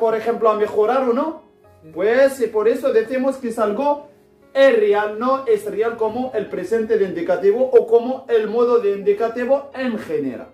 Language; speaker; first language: Spanish; non-native, fluent; Arabic